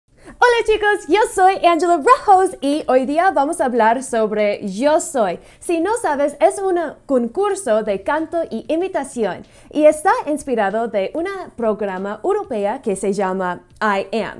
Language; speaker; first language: Spanish; non-native, fluent; English